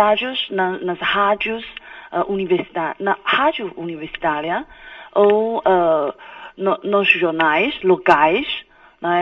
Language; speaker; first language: Portuguese; non-native, fluent; Chinese